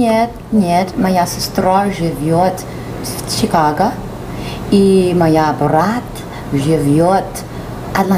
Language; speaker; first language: Russian; non-native, learner; English